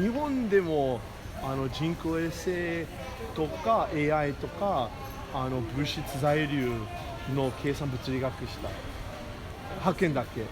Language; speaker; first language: Japanese; non-native, learner; English